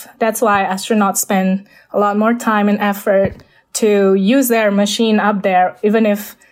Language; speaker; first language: English; non-native, fluent; Indonesian